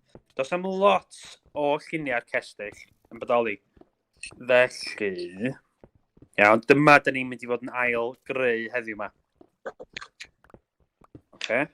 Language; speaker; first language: Welsh; native; Welsh